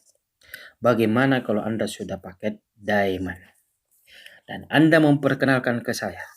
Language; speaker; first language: Indonesian; native; Indonesian